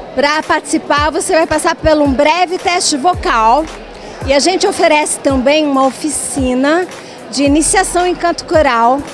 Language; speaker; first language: Portuguese; native; Portuguese